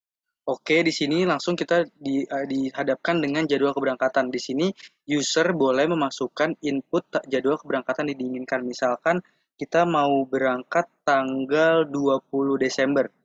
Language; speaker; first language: Indonesian; native; Indonesian